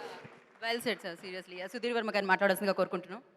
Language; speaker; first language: Telugu; native; Telugu